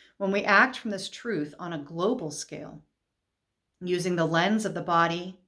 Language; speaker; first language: English; native; English